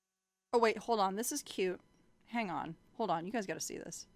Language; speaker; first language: English; native; English